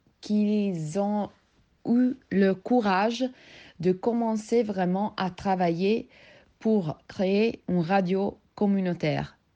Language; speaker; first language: French; non-native, learner; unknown